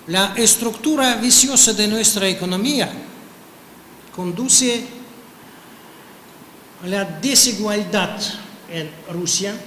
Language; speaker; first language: Spanish; non-native, fluent; Russian